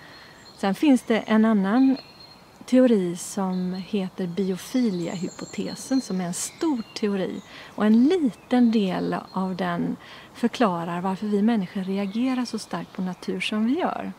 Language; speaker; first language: Swedish; native; Swedish